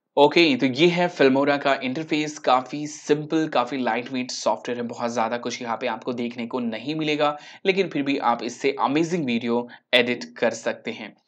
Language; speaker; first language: Hindi; native; Hindi